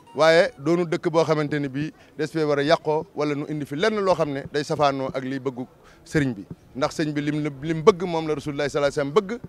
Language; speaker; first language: Wolof; native; Wolof